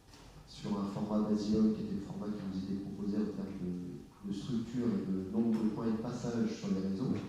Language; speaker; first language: French; native; French